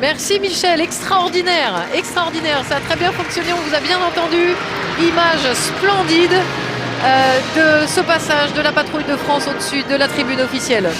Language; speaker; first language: French; native; French